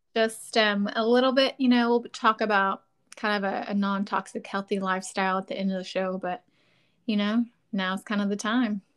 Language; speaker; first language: English; native; English